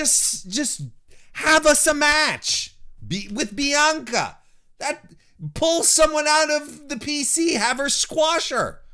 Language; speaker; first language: English; native; English